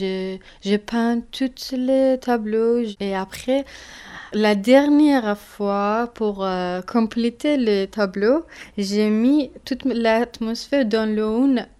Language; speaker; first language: French; non-native, learner; Persian